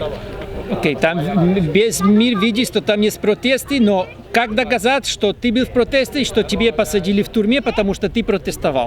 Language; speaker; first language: Russian; non-native, fluent; Spanish